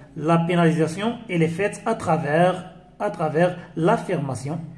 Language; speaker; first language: French; non-native, local second language; Arabic